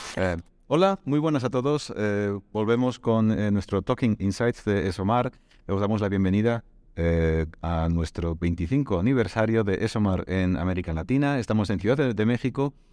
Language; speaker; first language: Spanish; native; Spanish